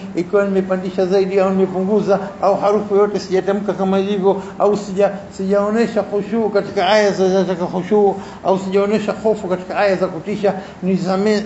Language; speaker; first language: Swahili; native; Swahili